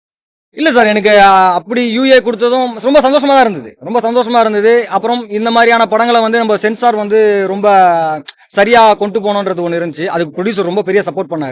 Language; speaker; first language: Tamil; native; Tamil